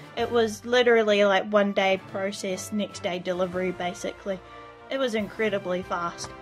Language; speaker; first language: English; native; English